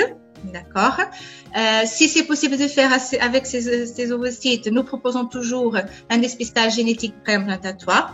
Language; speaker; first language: French; non-native, fluent; Portuguese